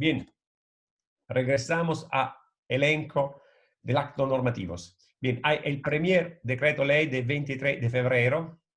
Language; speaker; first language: Spanish; non-native, fluent; Italian